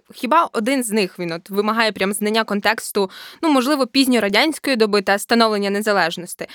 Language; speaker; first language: Ukrainian; native; Ukrainian